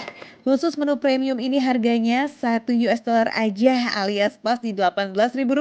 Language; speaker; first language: Indonesian; native; Indonesian